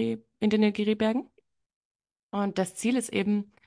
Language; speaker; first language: German; native; German